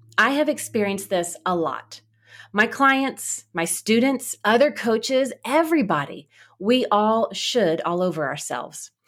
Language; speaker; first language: English; native; English